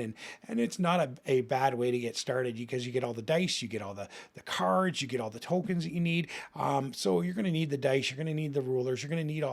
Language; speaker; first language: English; native; English